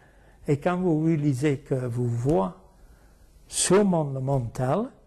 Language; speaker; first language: French; non-native, fluent; English